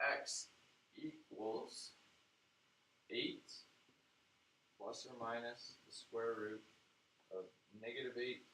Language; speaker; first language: English; native; English